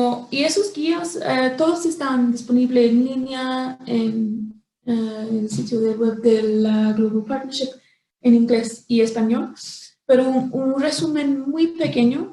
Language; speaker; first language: Spanish; non-native, fluent; English